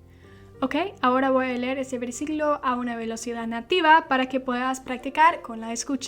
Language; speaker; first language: Spanish; non-native, fluent; English